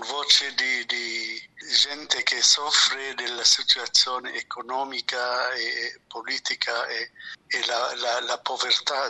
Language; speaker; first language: Italian; non-native, fluent; Arabic